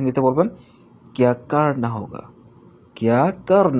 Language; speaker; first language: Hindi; non-native, fluent; Bangla